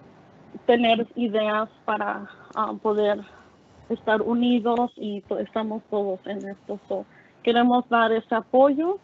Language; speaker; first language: Spanish; early bilingual, heritage; Spanish